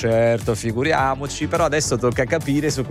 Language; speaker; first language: Italian; native; Italian